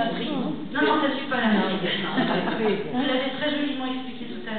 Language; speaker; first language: French; native; French